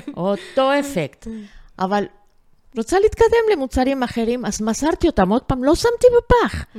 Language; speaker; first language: Hebrew; non-native, fluent; Spanish